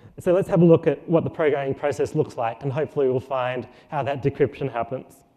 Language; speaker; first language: English; native; English